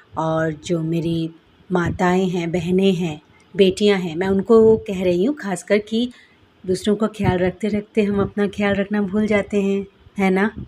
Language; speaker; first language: Hindi; non-native, local second language; Bangla